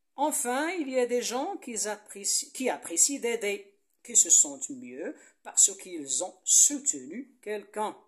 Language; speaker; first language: French; non-native, local second language; Arabic